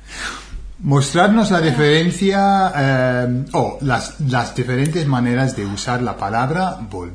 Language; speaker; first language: Spanish; non-native, fluent; English